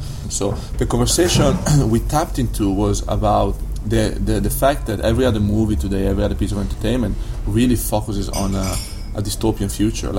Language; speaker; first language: English; non-native, fluent; Italian